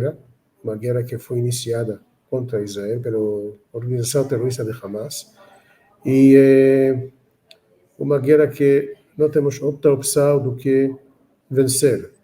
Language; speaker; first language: Portuguese; non-native, fluent; Hebrew